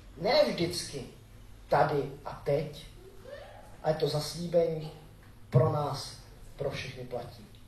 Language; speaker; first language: Czech; native; Czech